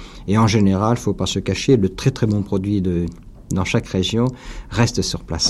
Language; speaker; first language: French; native; French